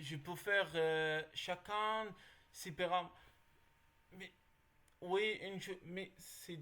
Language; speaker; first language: French; non-native, learner; Arabic